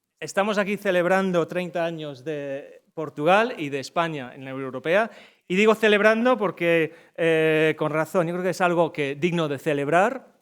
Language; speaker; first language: Spanish; non-native, fluent; English